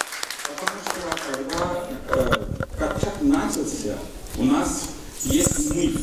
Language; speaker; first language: Russian; non-native, learner; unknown